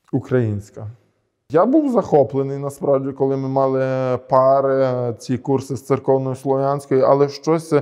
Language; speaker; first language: Ukrainian; early bilingual, heritage; Ukrainian